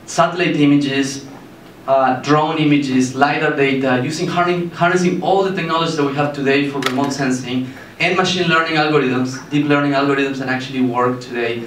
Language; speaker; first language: English; non-native, fluent; Spanish